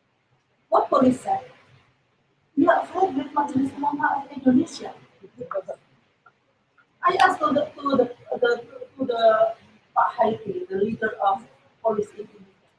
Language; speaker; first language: English; non-native, learner; Indonesian